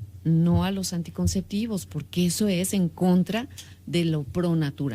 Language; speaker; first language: Spanish; native; Spanish